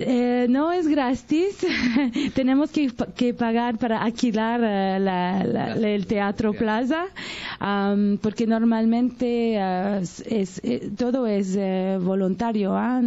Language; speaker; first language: Spanish; early bilingual, heritage; Spanish